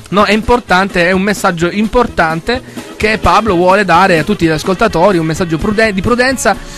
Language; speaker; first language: Italian; native; Italian